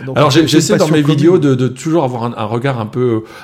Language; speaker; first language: French; non-native, local second language; Swiss German